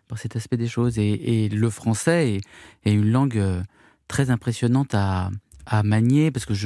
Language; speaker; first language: French; early bilingual, other home language; Arabic